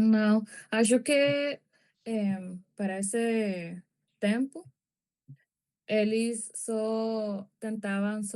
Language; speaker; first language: Portuguese; non-native, learner; Spanish